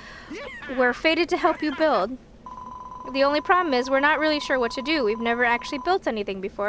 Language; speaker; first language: English; native; English